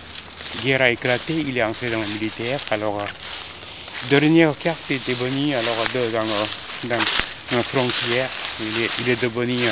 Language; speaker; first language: French; non-native, fluent; Korean